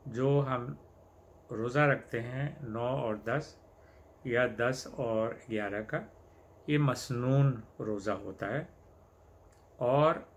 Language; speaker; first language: Hindi; native; Hindi